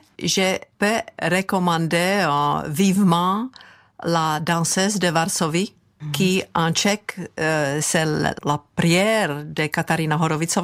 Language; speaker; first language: French; non-native, fluent; Czech